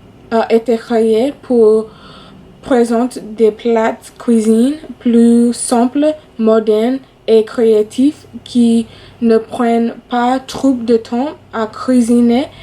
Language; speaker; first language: French; non-native, fluent; English